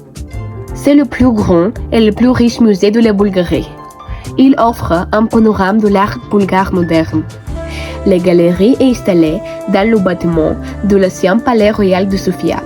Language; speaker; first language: French; non-native, learner; Bulgarian